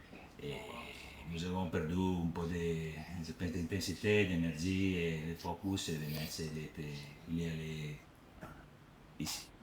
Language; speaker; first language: French; non-native, learner; Italian